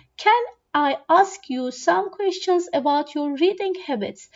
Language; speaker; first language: English; non-native, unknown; Turkish